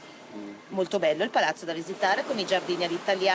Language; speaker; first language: Italian; native; Italian